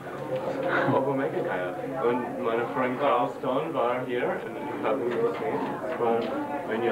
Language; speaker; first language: German; non-native, learner; English